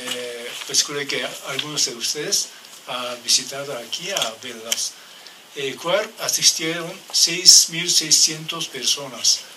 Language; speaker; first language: Spanish; non-native, learner; Japanese